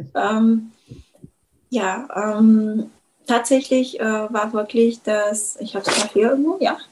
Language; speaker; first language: German; non-native, fluent; Bulgarian